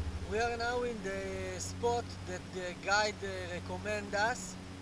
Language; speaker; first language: English; non-native, learner; Hebrew